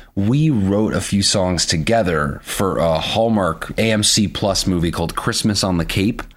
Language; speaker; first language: English; native; English